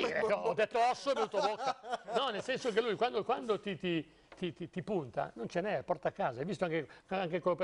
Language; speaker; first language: Italian; native; Italian